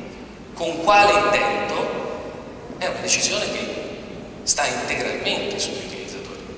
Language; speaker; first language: Italian; native; Italian